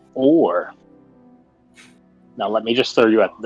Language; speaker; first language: English; native; English